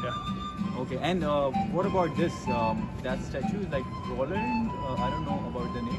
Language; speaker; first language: English; non-native, fluent; Hindi